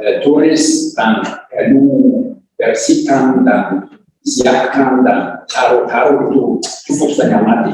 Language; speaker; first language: Indonesian; non-native, learner; German